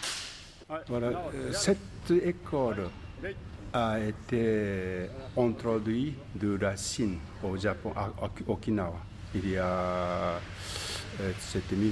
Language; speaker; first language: French; non-native, learner; Japanese